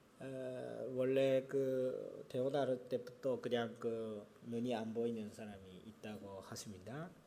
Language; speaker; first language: Korean; non-native, fluent; Japanese